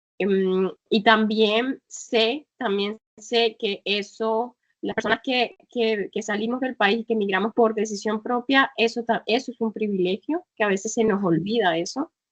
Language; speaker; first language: Spanish; native; Spanish